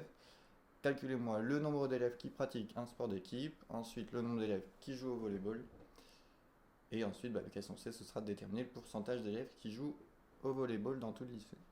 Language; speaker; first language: French; native; French